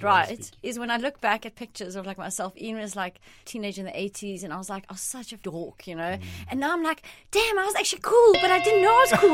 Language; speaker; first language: English; non-native, local second language; Italian